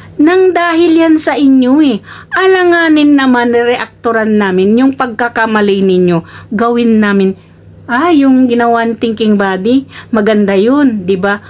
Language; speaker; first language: Filipino; non-native, local second language; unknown